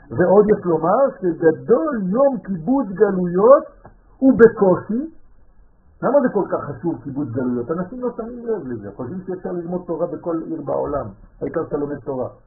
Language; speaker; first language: Hebrew; non-native, fluent; French